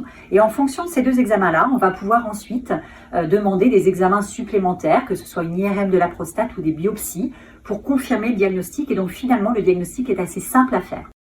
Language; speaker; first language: French; native; French